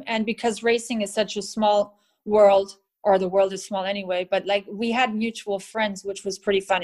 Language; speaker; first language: English; native; English